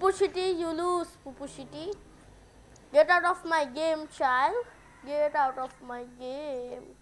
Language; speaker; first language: English; non-native, learner; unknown